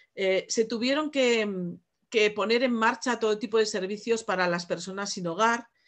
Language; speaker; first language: Spanish; native; Spanish